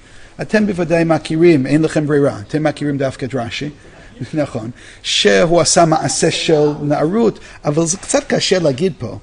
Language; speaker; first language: Hebrew; non-native, fluent; English